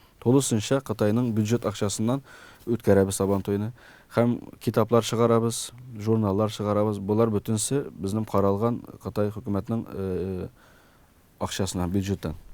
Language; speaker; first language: Tatar; early bilingual, heritage; Tatar